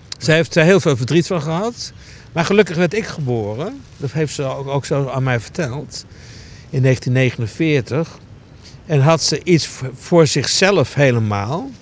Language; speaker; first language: Dutch; early bilingual, other home language; Greek